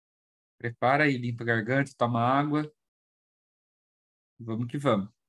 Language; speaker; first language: Portuguese; native; Portuguese